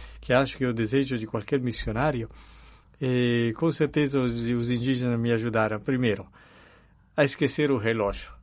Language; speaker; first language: Portuguese; non-native, fluent; Italian